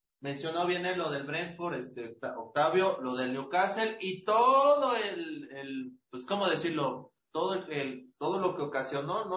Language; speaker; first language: Spanish; native; Spanish